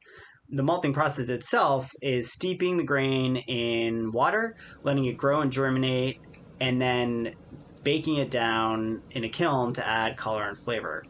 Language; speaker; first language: English; native; English